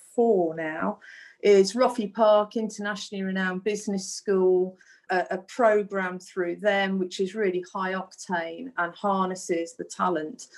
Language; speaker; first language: English; native; English